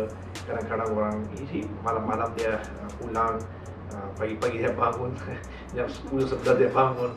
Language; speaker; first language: Indonesian; non-native, learner; Malay